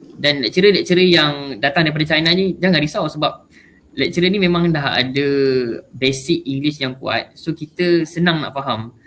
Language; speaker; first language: Malay; native; Malay